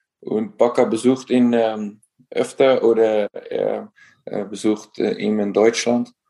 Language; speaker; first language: German; non-native, fluent; Dutch